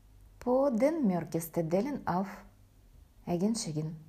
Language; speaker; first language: Norwegian; non-native, fluent; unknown